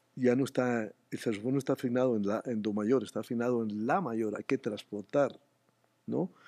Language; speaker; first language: Spanish; native; Spanish